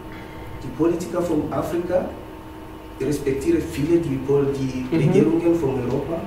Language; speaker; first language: German; non-native, learner; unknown